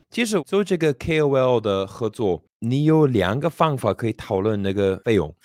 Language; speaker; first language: Chinese; non-native, fluent; English